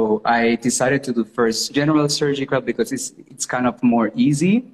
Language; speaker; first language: English; non-native, fluent; Spanish